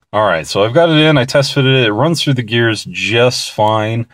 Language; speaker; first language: English; native; English